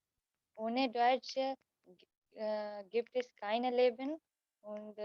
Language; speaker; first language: German; non-native, learner; Hindi